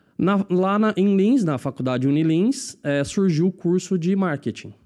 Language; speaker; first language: Portuguese; native; Portuguese